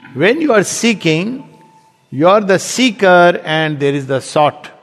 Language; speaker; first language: English; non-native, local second language; Hindi